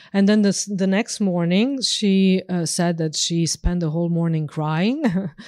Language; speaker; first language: English; non-native, fluent; Serbian